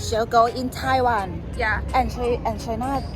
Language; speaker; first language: English; non-native, learner; Thai